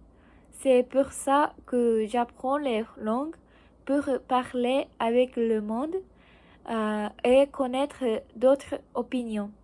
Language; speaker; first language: French; non-native, learner; Japanese